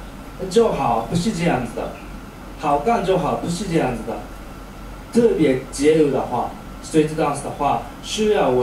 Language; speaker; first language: Chinese; non-native, learner; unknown